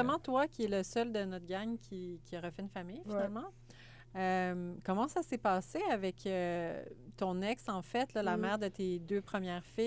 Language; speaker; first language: French; native; French